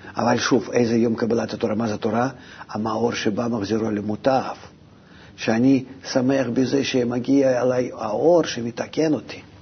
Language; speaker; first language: Hebrew; non-native, fluent; Russian